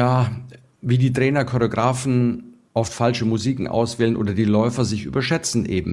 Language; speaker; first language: German; native; German